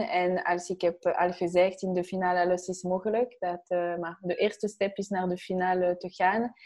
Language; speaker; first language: Dutch; non-native, learner; French